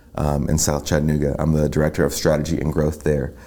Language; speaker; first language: English; native; English